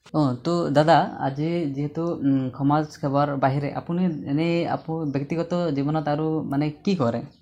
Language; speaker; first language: Assamese; native; Assamese